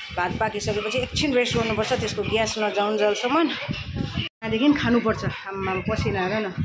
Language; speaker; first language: Nepali; native; Nepali